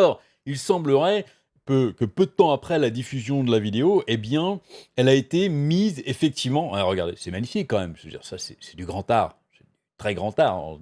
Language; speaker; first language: French; native; French